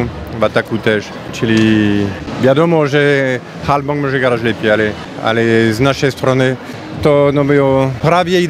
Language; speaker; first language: Polish; non-native, fluent; French